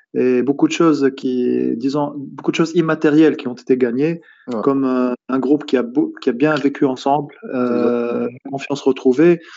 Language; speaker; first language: French; native; French